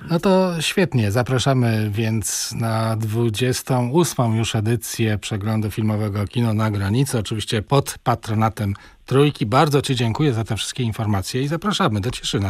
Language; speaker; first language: Polish; native; Polish